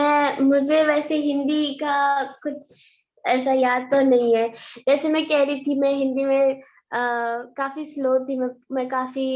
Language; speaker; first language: Hindi; early bilingual, heritage; Hindi